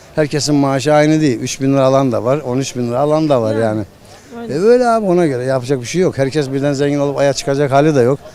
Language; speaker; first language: Turkish; native; Turkish